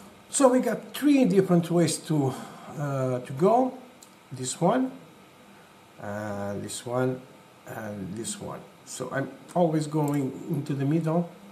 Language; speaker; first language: English; non-native, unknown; Portuguese